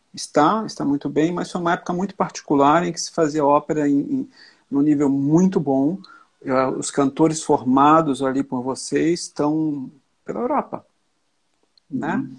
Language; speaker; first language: Portuguese; native; Portuguese